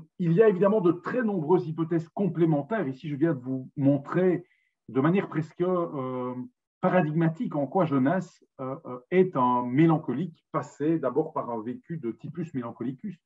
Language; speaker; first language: French; native; French